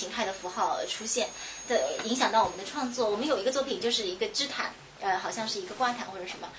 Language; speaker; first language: Chinese; native; Chinese